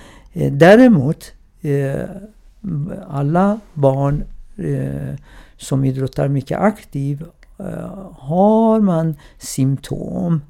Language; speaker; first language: Swedish; non-native, fluent; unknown